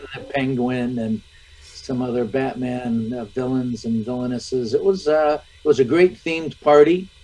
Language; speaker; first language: English; native; English